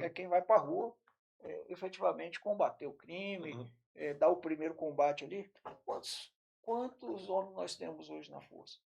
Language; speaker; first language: Portuguese; native; Portuguese